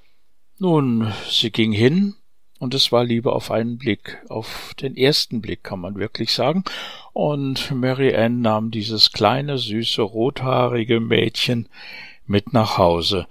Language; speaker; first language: German; native; German